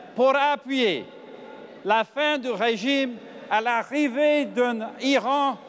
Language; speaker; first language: French; non-native, fluent; English